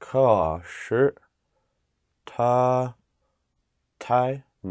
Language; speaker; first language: Chinese; non-native, learner; English